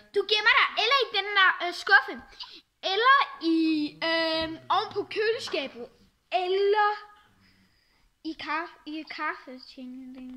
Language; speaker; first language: Danish; early bilingual, other home language; Arabic